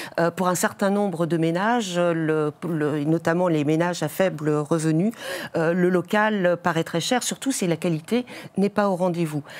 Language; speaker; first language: French; native; French